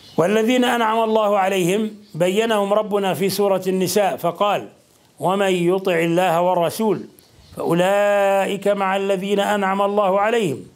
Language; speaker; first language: Arabic; native; Arabic